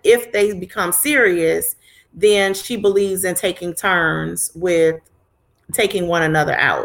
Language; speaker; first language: English; native; English